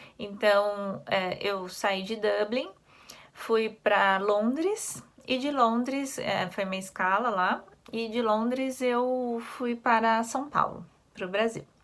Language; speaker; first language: Portuguese; native; Portuguese